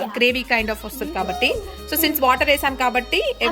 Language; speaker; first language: Telugu; native; Telugu